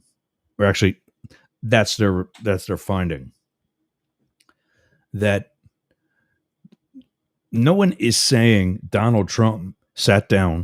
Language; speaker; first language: English; native; English